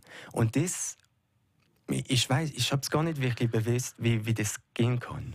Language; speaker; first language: German; non-native, local second language; French